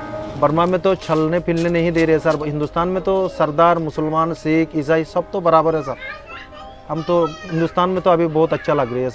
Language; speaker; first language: Hindi; non-native, learner; Rohingya